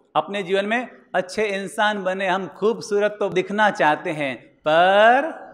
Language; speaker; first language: Hindi; native; Hindi